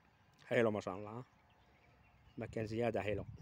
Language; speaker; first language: Arabic; non-native, learner; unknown